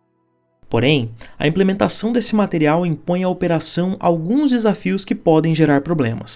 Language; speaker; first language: Portuguese; native; Portuguese